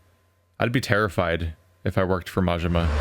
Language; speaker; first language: English; native; English